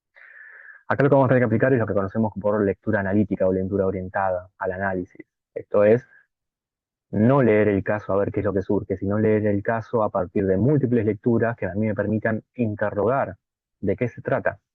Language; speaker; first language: Spanish; native; Spanish